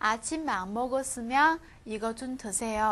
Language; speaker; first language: Korean; non-native, fluent; Chinese